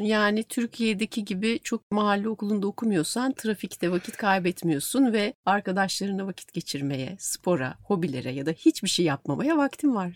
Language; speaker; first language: Turkish; native; Turkish